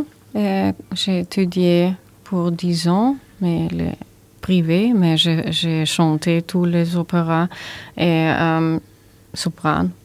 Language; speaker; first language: French; non-native, learner; German